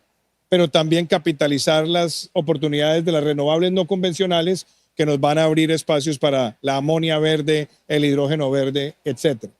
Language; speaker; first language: Spanish; native; Spanish